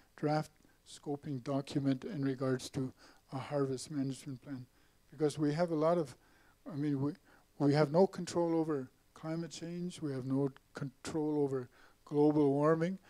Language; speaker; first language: English; native; English